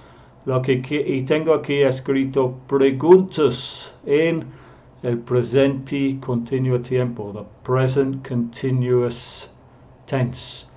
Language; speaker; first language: Spanish; non-native, fluent; English